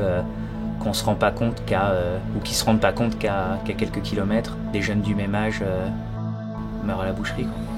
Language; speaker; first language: French; native; French